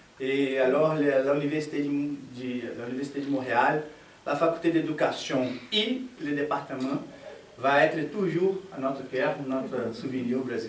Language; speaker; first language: French; non-native, fluent; Portuguese